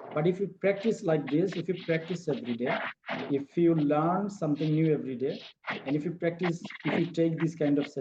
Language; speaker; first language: English; non-native, fluent; Bangla